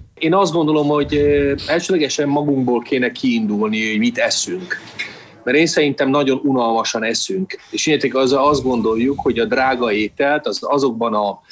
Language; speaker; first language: Hungarian; non-native, fluent; Italian